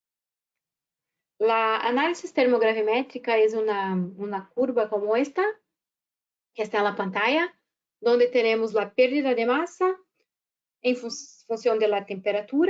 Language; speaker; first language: Spanish; non-native, fluent; Portuguese